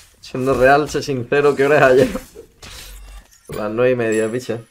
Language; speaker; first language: Spanish; native; Spanish